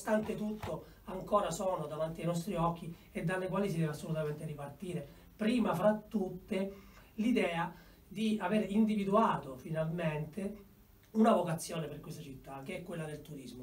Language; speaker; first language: Italian; native; Italian